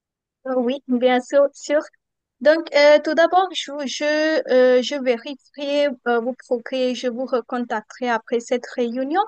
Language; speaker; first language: French; non-native, fluent; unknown